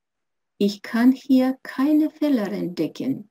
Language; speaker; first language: German; non-native, fluent; Russian